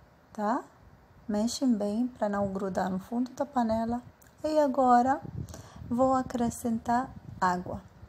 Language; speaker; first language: Portuguese; non-native, fluent; Arabic